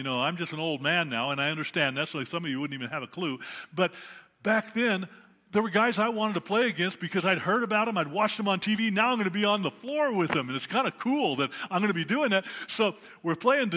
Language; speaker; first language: English; native; English